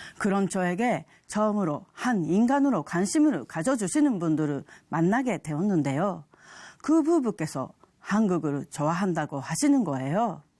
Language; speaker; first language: Korean; non-native, fluent; Japanese